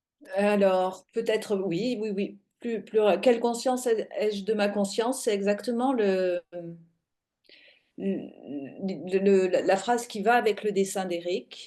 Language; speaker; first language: French; native; French